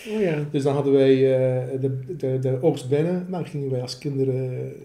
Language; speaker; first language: Dutch; early bilingual, other home language; Arabic